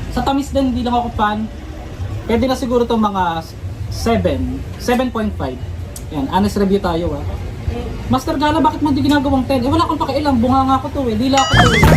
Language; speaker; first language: Filipino; native; Filipino